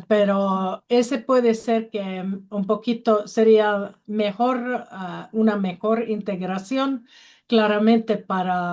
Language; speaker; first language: Spanish; non-native, learner; Finnish